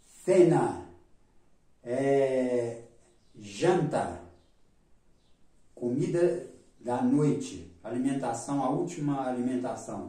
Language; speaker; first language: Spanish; non-native, fluent; Portuguese